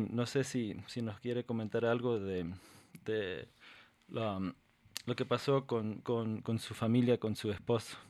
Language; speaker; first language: Spanish; non-native, fluent; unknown